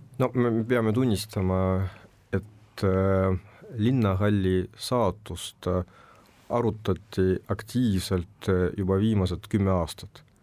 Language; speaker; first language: Estonian; non-native, local second language; Russian